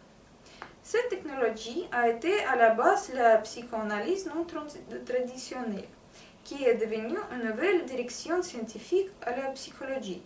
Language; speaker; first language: French; non-native, learner; Russian